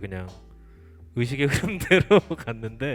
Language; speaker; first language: Korean; native; Korean